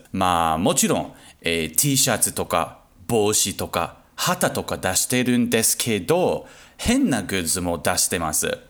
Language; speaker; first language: Japanese; non-native, learner; English